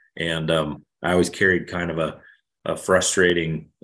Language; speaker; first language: English; native; English